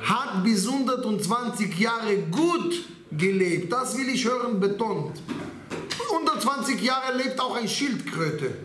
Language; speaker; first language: German; non-native, learner; Hebrew